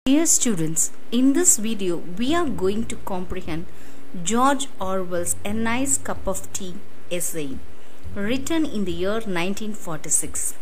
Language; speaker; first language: English; non-native, local second language; Tamil